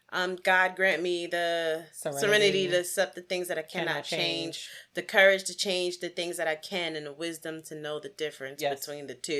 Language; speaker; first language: English; native; English